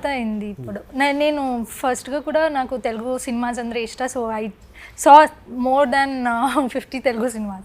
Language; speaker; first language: Telugu; non-native, learner; Hindi